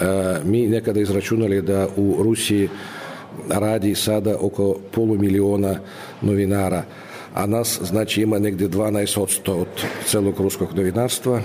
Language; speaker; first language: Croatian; non-native, fluent; Russian